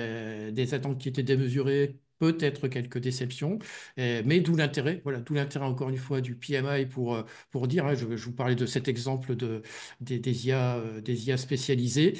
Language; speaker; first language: French; native; French